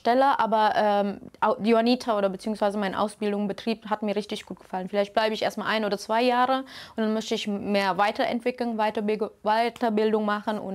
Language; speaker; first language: German; non-native, learner; Indonesian